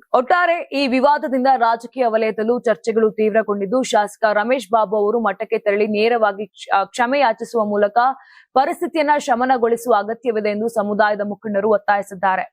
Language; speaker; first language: Kannada; native; Kannada